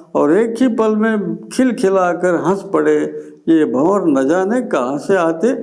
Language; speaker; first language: Hindi; non-native, local second language; Telugu